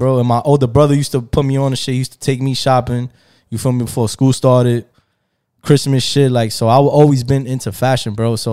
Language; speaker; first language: English; early bilingual, other home language; Spanish